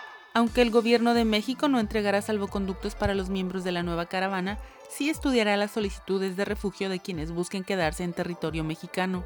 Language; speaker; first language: Spanish; native; Spanish